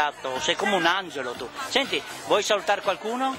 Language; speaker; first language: Italian; native; Italian